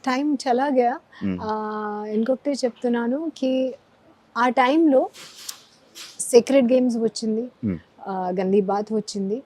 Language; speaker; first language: Telugu; non-native, learner; Hindi